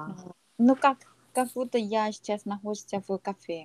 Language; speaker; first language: Russian; non-native, learner; Korean